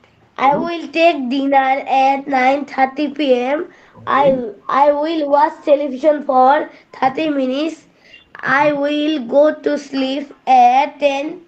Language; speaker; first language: English; non-native, learner; Bangla